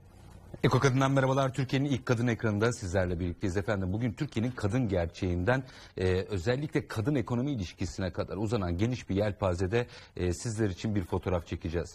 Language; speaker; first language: Turkish; native; Turkish